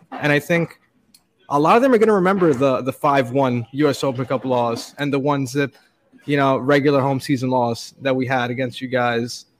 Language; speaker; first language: English; native; English